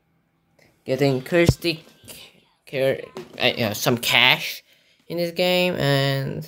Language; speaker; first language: English; non-native, learner; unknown